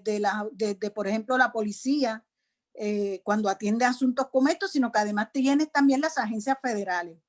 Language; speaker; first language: Spanish; native; Spanish